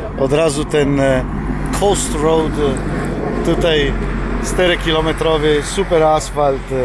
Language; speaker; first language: Polish; non-native, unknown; Italian